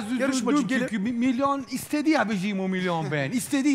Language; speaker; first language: Turkish; non-native, fluent; Italian